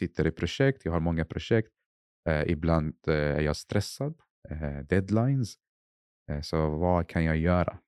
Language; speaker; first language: Swedish; non-native, fluent; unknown